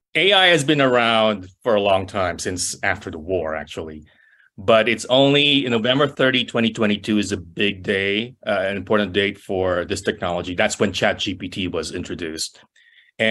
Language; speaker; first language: English; non-native, local second language; Filipino